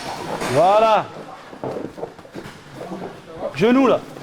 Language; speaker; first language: French; native; French